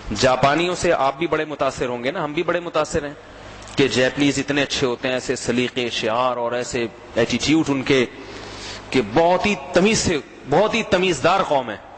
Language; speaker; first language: Urdu; native; Urdu